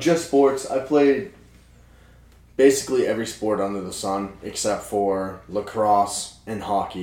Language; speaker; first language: English; native; English